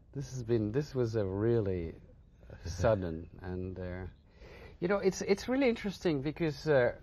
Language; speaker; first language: English; non-native, fluent; French